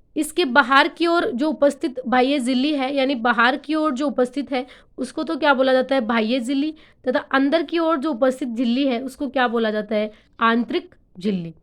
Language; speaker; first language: Hindi; native; Hindi